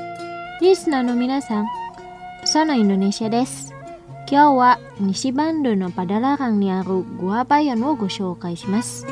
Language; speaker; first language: Japanese; non-native, fluent; Indonesian